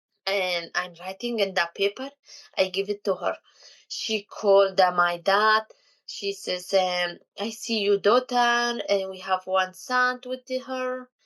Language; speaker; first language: English; non-native, learner; Kurdish